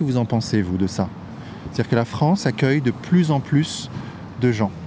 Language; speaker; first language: French; native; French